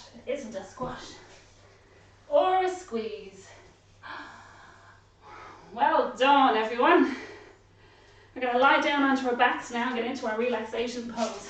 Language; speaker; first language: English; native; English